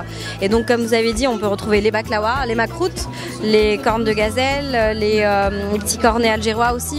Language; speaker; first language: French; native; French